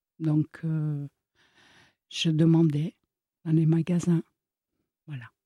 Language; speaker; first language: French; early bilingual, other home language; Italian